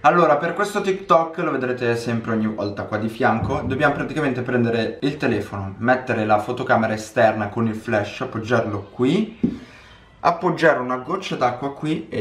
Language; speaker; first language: Italian; native; Italian